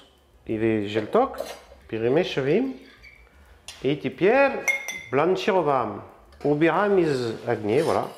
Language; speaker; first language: Russian; non-native, learner; French